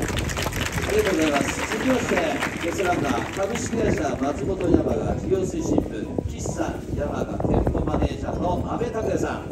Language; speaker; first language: Japanese; native; Japanese